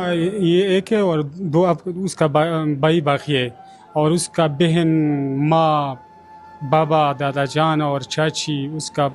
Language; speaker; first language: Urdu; non-native, local second language; Pashto